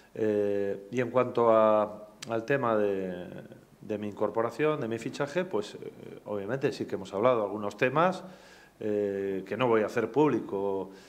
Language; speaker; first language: Spanish; native; Spanish